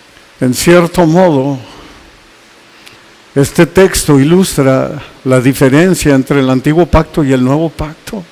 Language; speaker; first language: Spanish; native; Spanish